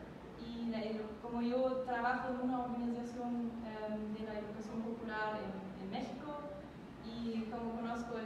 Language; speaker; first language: Spanish; non-native, learner; German